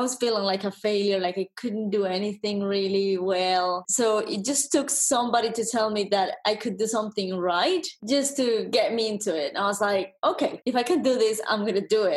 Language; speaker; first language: English; non-native, fluent; Spanish